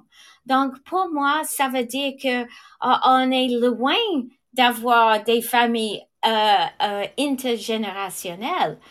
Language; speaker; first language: French; non-native, fluent; English